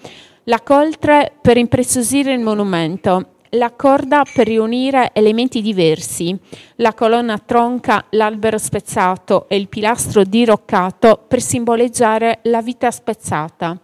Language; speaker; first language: Italian; native; Italian